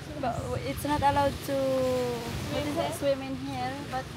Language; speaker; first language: English; non-native, local second language; Filipino